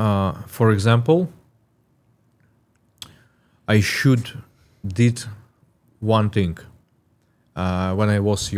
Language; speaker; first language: English; non-native, learner; Russian